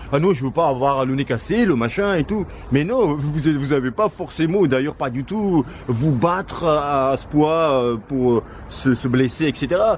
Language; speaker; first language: French; non-native, fluent; Georgian